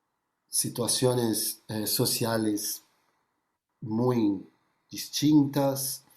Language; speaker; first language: Spanish; non-native, fluent; Portuguese